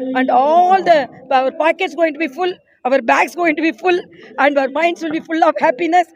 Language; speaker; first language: English; non-native, local second language; Tamil